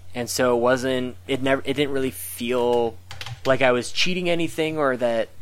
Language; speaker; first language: English; native; English